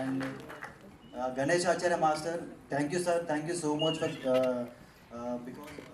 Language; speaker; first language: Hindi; non-native, local second language; Telugu